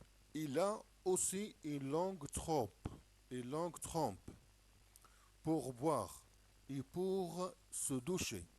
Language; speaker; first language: French; non-native, local second language; Arabic